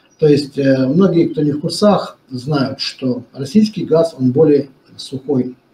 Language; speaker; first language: Russian; non-native, local second language; Romanian